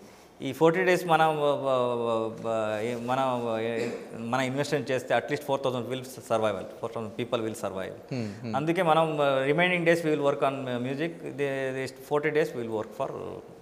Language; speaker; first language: Telugu; non-native, learner; Kannada